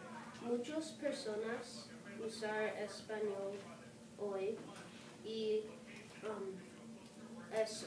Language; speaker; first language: Spanish; non-native, learner; English